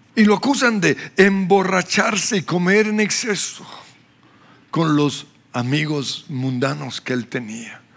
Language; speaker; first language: Spanish; non-native, fluent; English